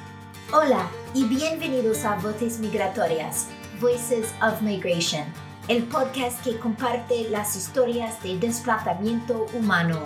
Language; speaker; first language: Spanish; non-native, fluent; English